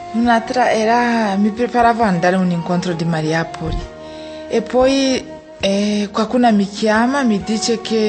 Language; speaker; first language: Italian; non-native, fluent; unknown